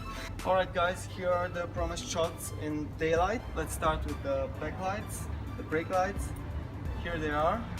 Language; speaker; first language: English; non-native, fluent; Bulgarian